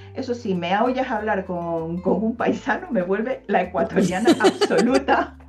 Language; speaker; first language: Spanish; native; Spanish